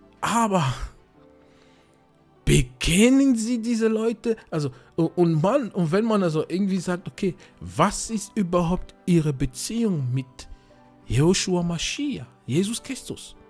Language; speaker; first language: German; non-native, fluent; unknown